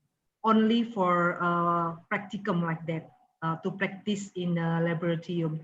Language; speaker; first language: English; non-native, learner; Indonesian